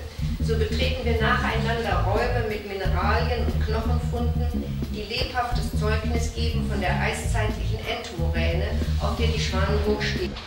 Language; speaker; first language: German; native; German